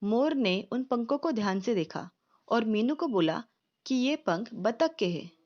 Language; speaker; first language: Hindi; non-native, local second language; Marathi